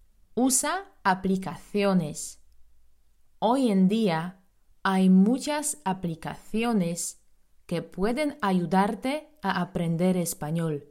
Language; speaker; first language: Spanish; non-native, fluent; Polish